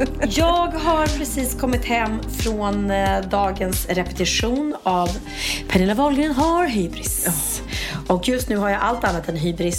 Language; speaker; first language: Swedish; native; Swedish